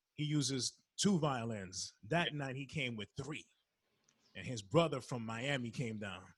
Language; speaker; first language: English; early bilingual, other home language; Spanish